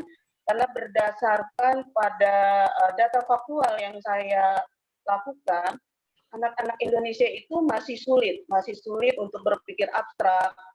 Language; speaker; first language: Indonesian; native; Indonesian